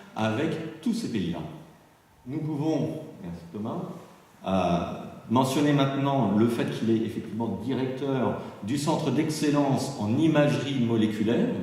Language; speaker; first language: French; native; French